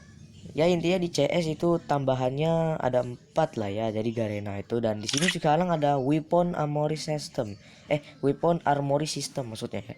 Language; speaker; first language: Indonesian; native; Indonesian